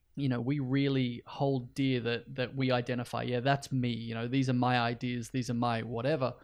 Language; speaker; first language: English; native; English